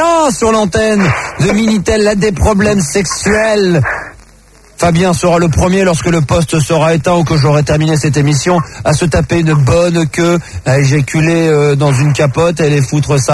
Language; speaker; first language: French; native; French